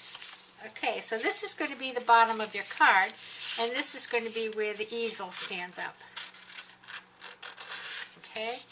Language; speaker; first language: English; native; English